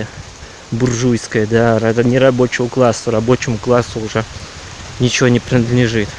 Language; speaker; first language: Russian; native; Russian